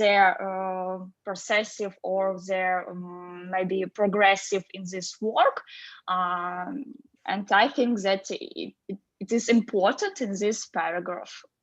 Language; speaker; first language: English; non-native, fluent; Russian